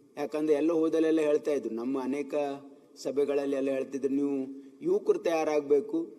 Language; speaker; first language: Kannada; native; Kannada